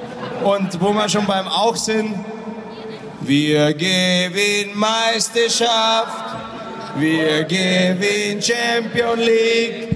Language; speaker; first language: German; non-native, fluent; Dutch